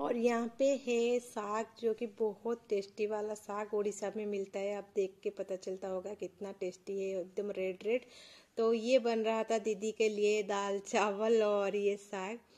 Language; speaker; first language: Hindi; non-native, local second language; Odia